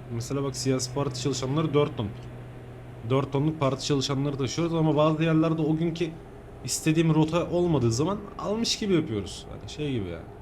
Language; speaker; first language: Turkish; native; Turkish